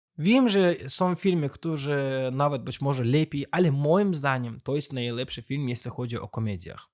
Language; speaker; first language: Polish; non-native, fluent; Azerbaijani